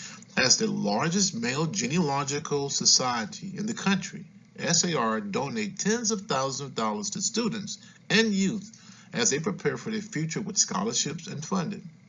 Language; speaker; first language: English; native; English